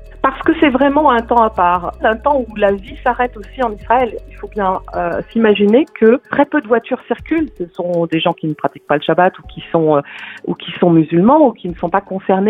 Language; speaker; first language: French; native; French